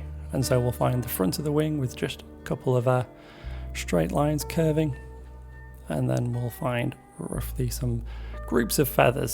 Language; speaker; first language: English; native; English